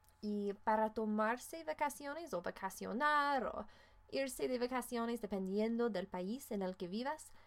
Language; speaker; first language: Spanish; non-native, fluent; English